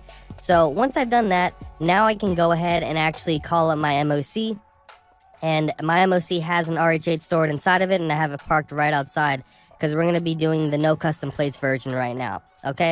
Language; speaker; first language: English; native; English